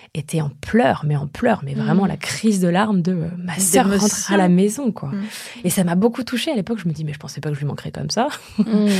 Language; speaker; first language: French; native; French